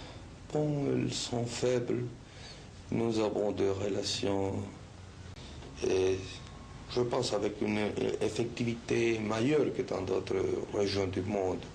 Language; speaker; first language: French; non-native, learner; Spanish